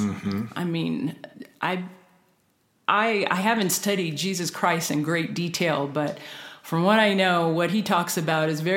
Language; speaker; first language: English; native; English